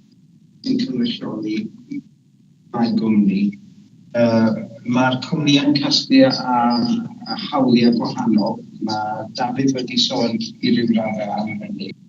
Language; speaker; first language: Welsh; native; Welsh